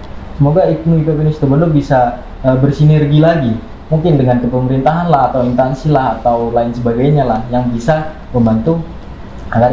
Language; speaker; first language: Indonesian; non-native, local second language; Javanese